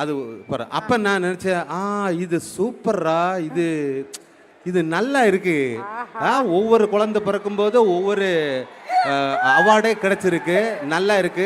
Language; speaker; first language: Tamil; non-native, learner; Malayalam